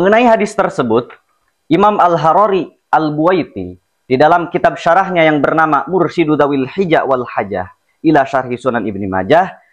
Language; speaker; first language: Indonesian; native; Indonesian